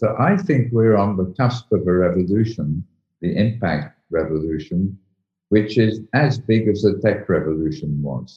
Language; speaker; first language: English; native; English